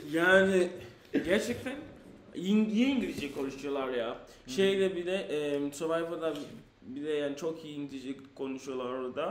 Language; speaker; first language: Turkish; non-native, learner; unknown